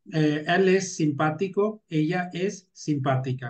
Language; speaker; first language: Spanish; non-native, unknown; Hindi